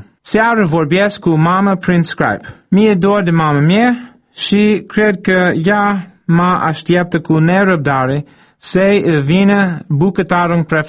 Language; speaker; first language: Romanian; non-native, fluent; English